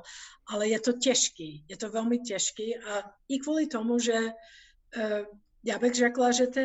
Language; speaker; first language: Czech; non-native, fluent; English